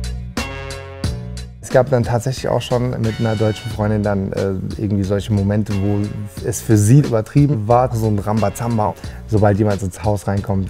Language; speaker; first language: German; early bilingual, other home language; Turkish